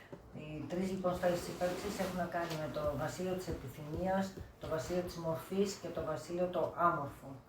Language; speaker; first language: Greek; native; Greek